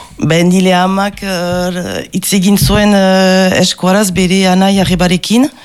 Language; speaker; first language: Basque; non-native, local second language; French